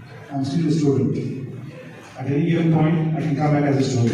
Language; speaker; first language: English; non-native, local second language; Telugu